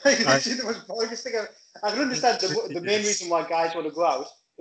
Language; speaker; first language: English; native; English